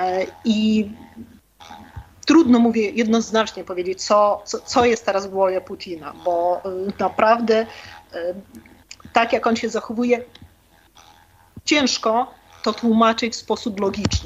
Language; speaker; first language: Polish; non-native, fluent; Ukrainian